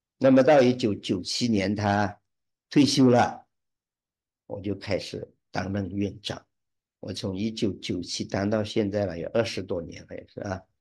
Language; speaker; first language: Chinese; early bilingual, heritage; Chinese